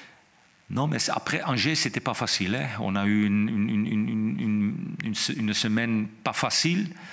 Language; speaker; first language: French; non-native, fluent; Dutch